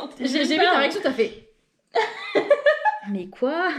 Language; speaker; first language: French; native; French